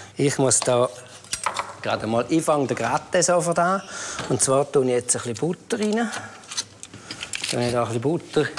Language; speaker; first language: German; native; German